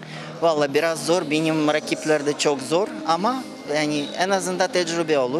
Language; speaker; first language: Turkish; non-native, fluent; Russian